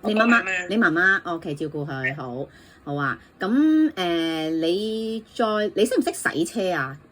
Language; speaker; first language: Cantonese; native; Cantonese